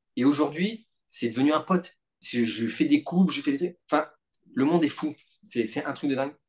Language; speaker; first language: French; native; French